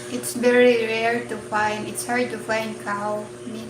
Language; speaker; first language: English; non-native, local second language; Filipino